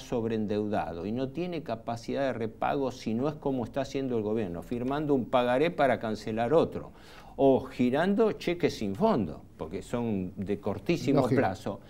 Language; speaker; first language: Spanish; native; Spanish